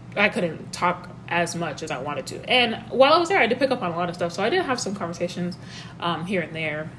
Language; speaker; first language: English; native; English